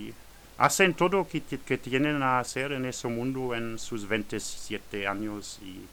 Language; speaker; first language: Spanish; non-native, learner; French